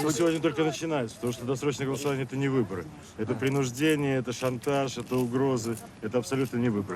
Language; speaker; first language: Russian; native; Russian